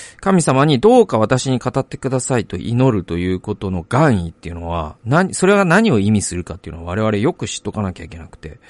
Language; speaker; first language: Japanese; native; Japanese